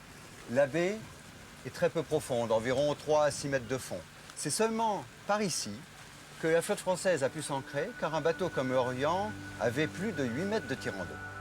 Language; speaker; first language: French; native; French